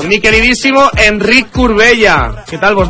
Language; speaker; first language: Spanish; native; Spanish